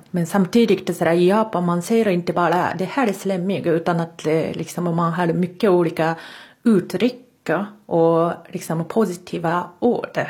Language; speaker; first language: Swedish; non-native, fluent; Japanese